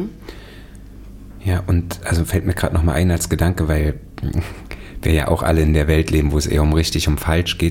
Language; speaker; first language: German; native; German